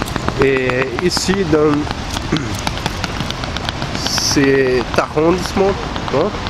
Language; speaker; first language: French; non-native, learner; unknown